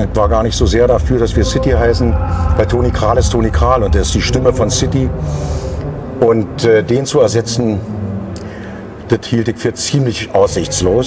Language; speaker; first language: German; native; German